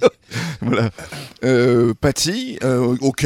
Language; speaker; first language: French; native; French